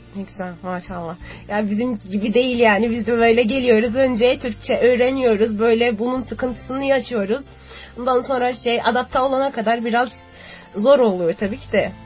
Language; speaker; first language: Turkish; non-native, fluent; Arabic